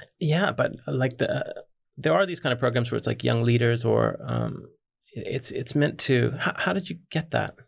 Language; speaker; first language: English; native; English